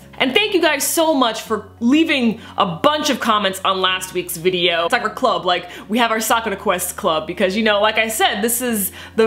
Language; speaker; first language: English; native; English